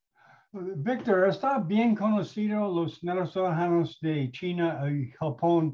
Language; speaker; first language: Spanish; non-native, learner; English